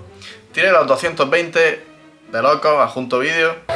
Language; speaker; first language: Spanish; native; Spanish